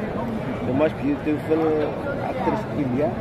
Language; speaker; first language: English; non-native, learner; Indonesian